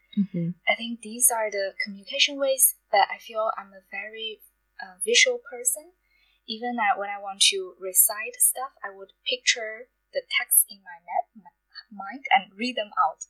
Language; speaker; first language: English; non-native, fluent; Chinese